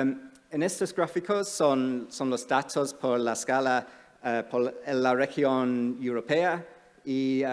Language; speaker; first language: Spanish; non-native, fluent; English